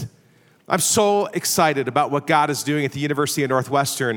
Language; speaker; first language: English; native; English